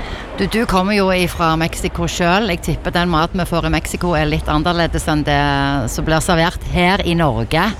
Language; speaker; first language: Norwegian; native; Norwegian